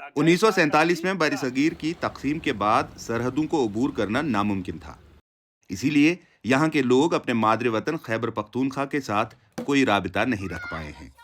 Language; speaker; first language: Urdu; non-native, local second language; Kashmiri